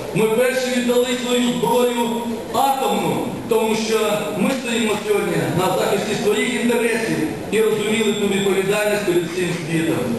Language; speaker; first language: Ukrainian; non-native, local second language; Russian